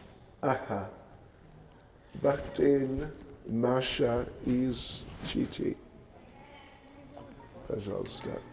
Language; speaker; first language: Russian; non-native, learner; English